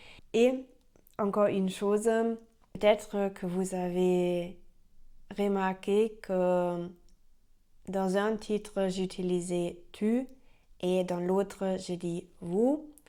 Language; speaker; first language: French; non-native, learner; German